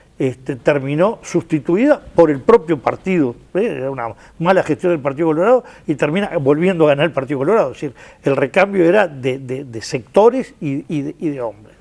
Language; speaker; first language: Spanish; native; Spanish